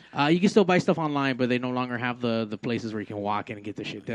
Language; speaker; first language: English; native; English